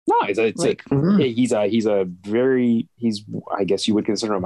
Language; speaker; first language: English; native; English